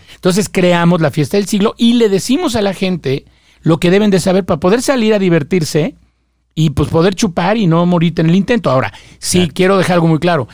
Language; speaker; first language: Spanish; native; Spanish